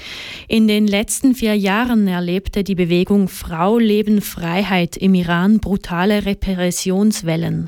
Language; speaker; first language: German; native; German